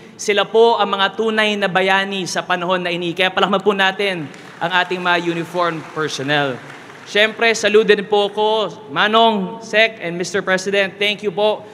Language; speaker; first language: Filipino; non-native, local second language; Bikol